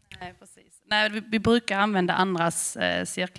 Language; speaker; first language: Swedish; native; Swedish